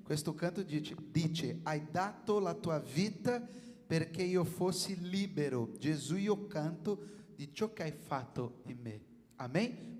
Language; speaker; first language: Italian; non-native, fluent; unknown